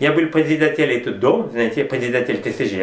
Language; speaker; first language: Russian; non-native, learner; French